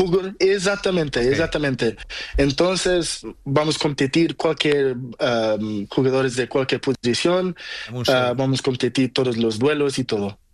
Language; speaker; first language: Spanish; non-native, learner; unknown